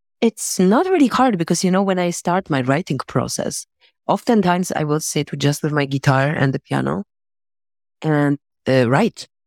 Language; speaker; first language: English; non-native, fluent; Polish